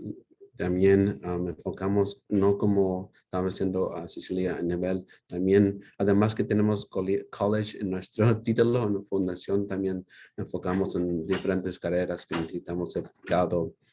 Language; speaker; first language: Spanish; early bilingual, heritage; Spanish